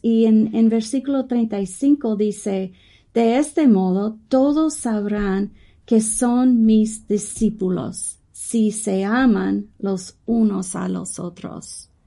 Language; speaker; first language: Spanish; non-native, fluent; English